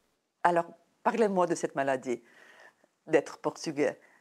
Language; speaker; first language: French; non-native, fluent; Serbian